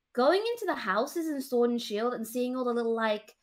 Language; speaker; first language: English; native; English